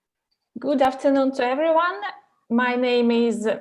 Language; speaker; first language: English; non-native, fluent; Russian